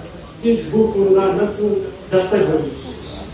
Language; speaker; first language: Turkish; non-native, fluent; Kurdish